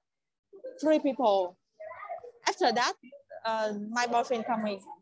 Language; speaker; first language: English; non-native, learner; Vietnamese